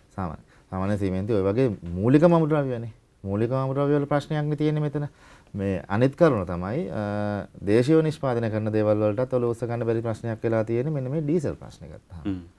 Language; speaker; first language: Sinhala; native; Sinhala